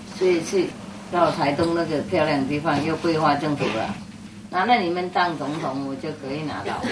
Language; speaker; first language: Chinese; non-native, fluent; Vietnamese